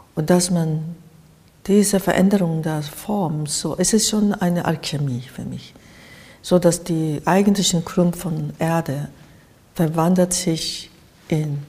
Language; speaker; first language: German; non-native, fluent; Japanese